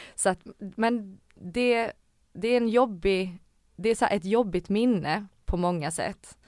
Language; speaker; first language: Swedish; native; Swedish